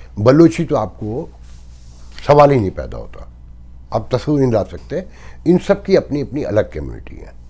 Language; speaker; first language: Urdu; native; Urdu